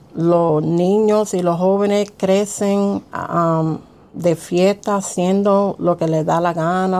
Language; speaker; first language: Spanish; early bilingual, heritage; Spanish